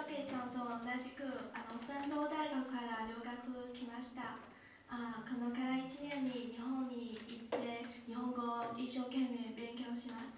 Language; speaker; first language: Japanese; non-native, learner; Chinese